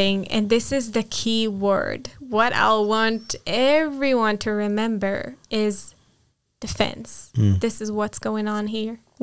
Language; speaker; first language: English; non-native, fluent; Hebrew